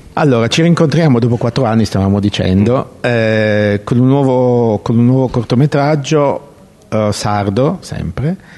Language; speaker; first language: Italian; native; Italian